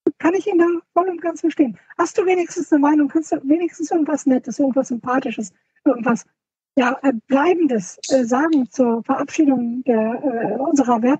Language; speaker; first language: German; native; German